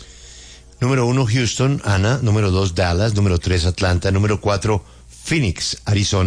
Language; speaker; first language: Spanish; native; Spanish